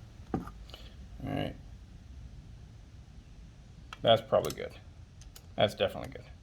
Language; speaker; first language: English; native; English